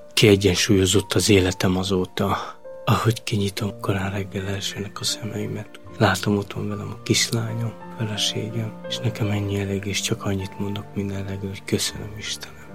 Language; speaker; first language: Hungarian; non-native, local second language; Romany